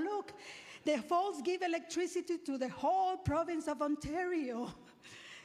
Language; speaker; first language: English; non-native, fluent; Spanish